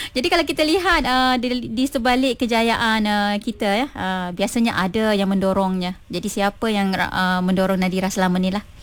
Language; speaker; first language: Malay; non-native, local second language; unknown